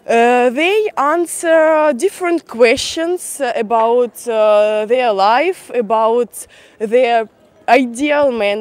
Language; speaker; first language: English; non-native, fluent; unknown